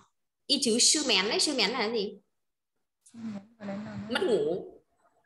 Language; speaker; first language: Vietnamese; native; Vietnamese